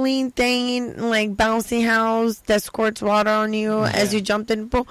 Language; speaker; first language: English; non-native, fluent; Portuguese